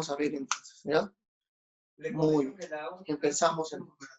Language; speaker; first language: Spanish; native; Spanish